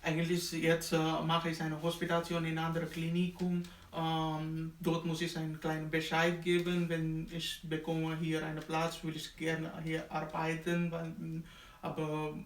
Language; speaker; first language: German; non-native, learner; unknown